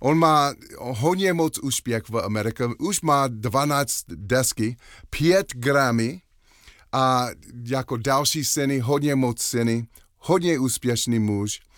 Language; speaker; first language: Czech; non-native, learner; English